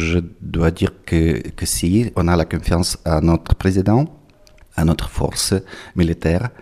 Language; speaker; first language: French; non-native, fluent; Ukrainian